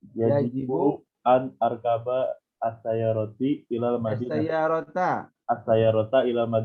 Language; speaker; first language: Arabic; non-native, learner; Indonesian